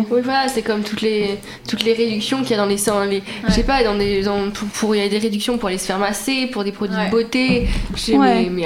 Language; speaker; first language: French; native; French